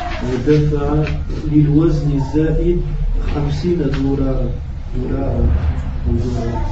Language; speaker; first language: Arabic; non-native, learner; French